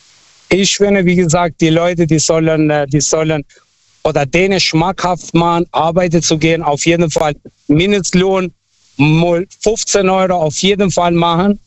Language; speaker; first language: German; non-native, local second language; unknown